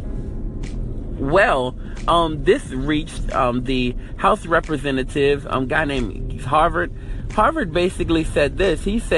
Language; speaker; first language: English; native; English